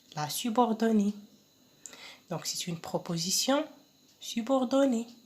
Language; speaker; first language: French; non-native, local second language; Arabic